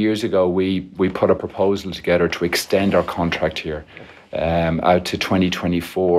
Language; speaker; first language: English; native; English